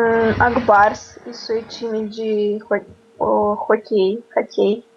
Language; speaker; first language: Portuguese; non-native, learner; Russian